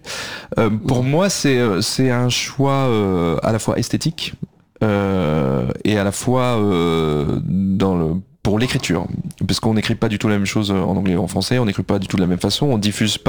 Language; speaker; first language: French; native; French